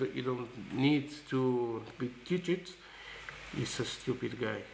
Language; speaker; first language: English; non-native, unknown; Portuguese